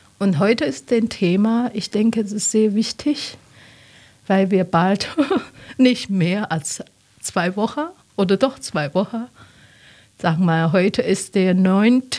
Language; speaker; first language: German; non-native, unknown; Chinese